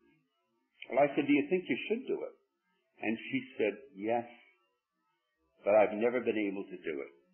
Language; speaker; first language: English; native; English